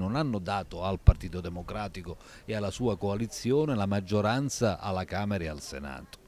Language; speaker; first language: Italian; native; Italian